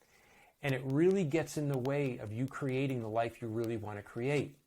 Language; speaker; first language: English; native; English